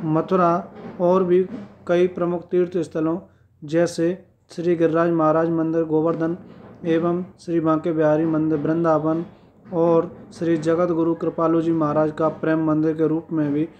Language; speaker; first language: Hindi; native; Hindi